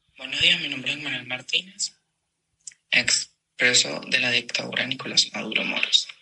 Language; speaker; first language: Spanish; native; Spanish